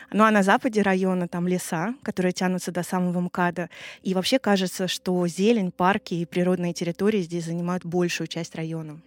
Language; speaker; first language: Russian; native; Russian